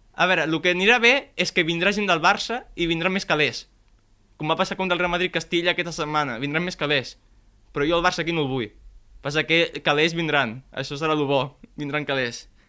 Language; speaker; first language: Catalan; native; Catalan